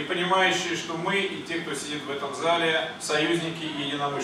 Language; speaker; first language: Russian; native; Russian